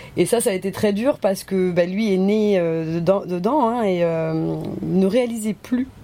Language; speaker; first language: French; native; French